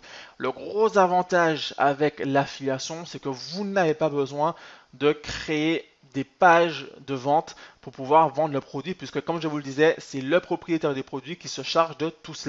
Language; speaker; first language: French; native; French